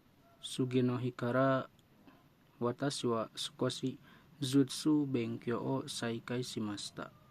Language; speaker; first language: Japanese; non-native, learner; Indonesian